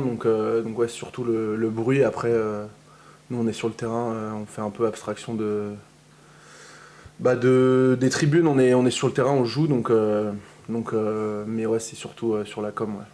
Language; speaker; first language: French; native; French